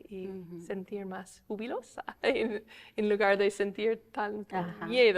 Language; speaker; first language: Spanish; non-native, fluent; English